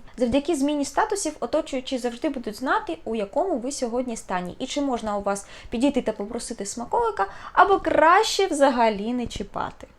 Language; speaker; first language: Ukrainian; non-native, local second language; Russian